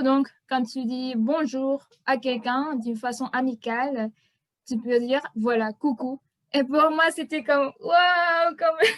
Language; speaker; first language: French; non-native, fluent; Spanish